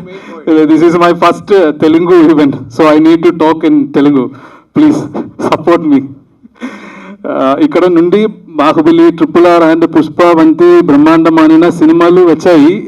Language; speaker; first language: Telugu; non-native, learner; Malayalam